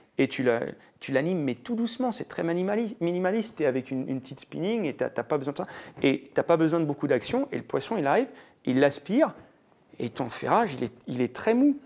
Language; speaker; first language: French; native; French